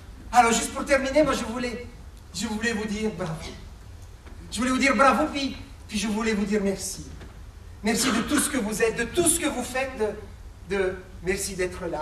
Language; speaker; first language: French; native; French